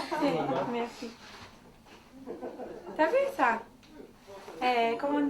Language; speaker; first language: French; non-native, local second language; Italian